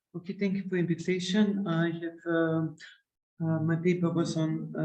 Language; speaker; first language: English; non-native, learner; Macedonian